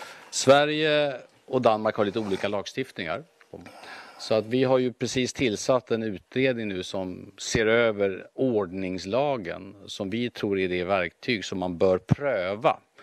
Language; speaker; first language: Swedish; native; Swedish